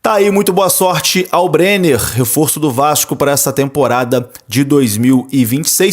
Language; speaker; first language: Portuguese; native; Portuguese